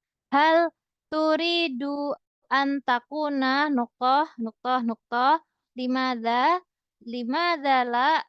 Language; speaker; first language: Arabic; non-native, fluent; Indonesian